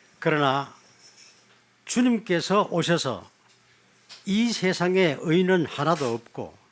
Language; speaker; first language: Korean; native; Korean